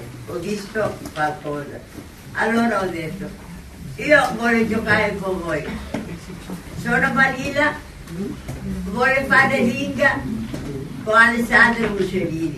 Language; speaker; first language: Italian; non-native, local second language; Somali